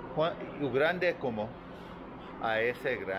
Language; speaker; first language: Spanish; non-native, learner; English